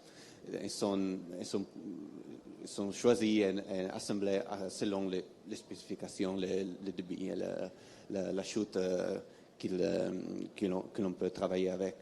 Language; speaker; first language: French; non-native, fluent; Italian